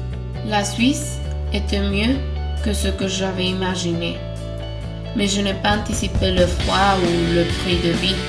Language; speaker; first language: French; non-native, learner; Spanish